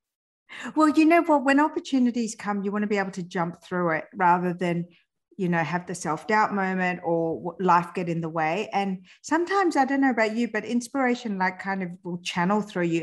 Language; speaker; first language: English; early bilingual, other home language; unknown